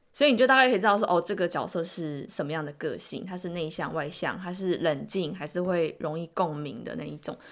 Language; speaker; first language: Chinese; native; Chinese